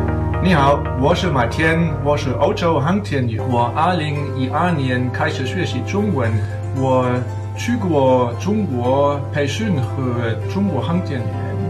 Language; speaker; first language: Chinese; non-native, learner; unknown